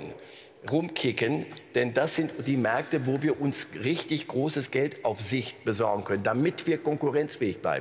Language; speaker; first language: German; native; German